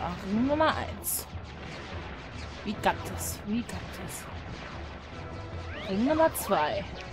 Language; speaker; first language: German; native; German